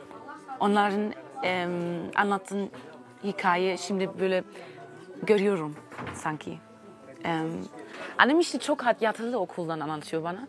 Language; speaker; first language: Turkish; early bilingual, heritage; German